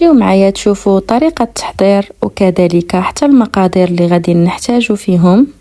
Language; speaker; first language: Arabic; native; Arabic